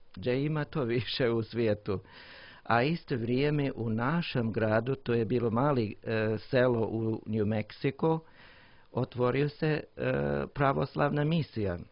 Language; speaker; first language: Croatian; non-native, learner; English